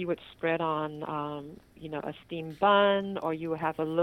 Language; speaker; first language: English; non-native, local second language; Cantonese